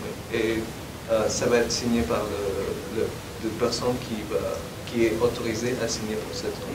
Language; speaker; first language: French; non-native, learner; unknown